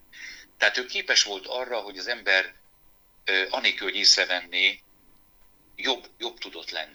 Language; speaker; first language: Hungarian; native; Hungarian